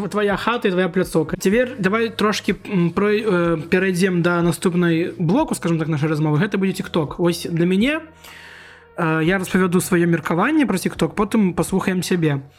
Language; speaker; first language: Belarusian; non-native, local second language; Russian